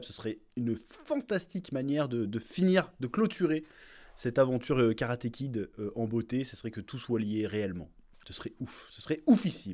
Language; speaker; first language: French; native; French